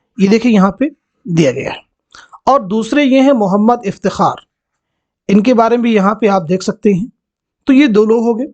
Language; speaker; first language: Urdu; native; Urdu